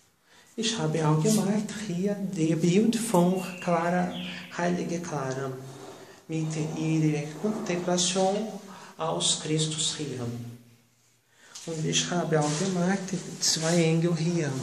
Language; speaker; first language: German; non-native, learner; Portuguese